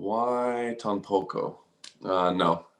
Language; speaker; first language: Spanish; non-native, learner; English